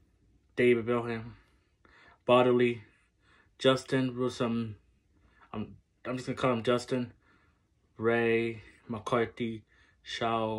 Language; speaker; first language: English; native; English